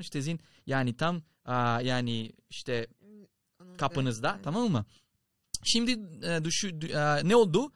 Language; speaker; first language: Turkish; non-native, fluent; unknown